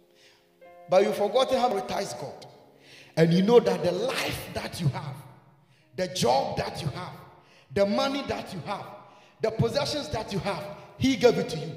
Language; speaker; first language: English; non-native, local second language; Akan